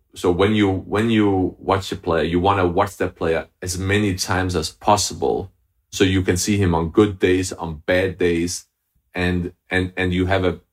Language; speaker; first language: English; non-native, fluent; Danish